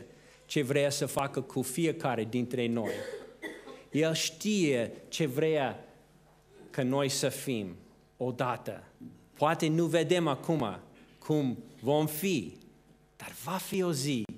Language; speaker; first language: Romanian; non-native, fluent; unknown